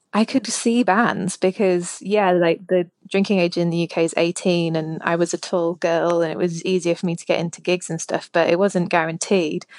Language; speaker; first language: English; native; English